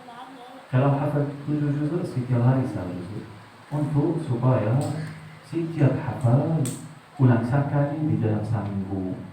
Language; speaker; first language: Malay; non-native, learner; Arabic